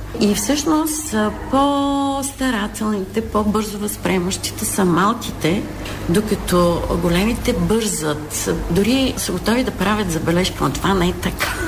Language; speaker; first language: Bulgarian; non-native, local second language; Turkish